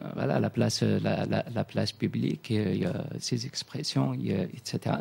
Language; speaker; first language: French; non-native, local second language; Kabyle